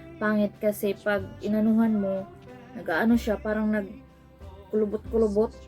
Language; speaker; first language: Filipino; non-native, local second language; Cebuano